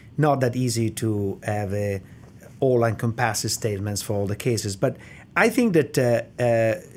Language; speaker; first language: English; non-native, fluent; Italian